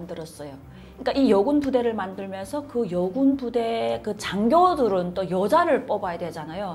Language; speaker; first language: Korean; native; Korean